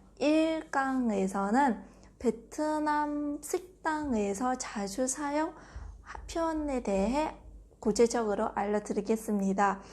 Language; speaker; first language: Korean; non-native, fluent; Vietnamese